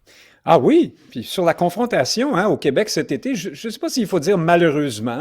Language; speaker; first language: French; native; French